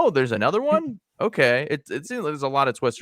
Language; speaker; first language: English; native; English